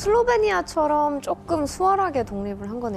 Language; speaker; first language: Korean; native; Korean